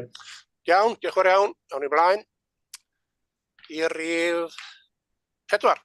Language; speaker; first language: Welsh; native; Welsh